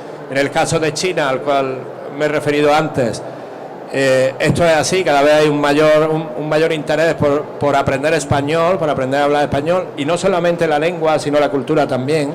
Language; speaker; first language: Spanish; native; Spanish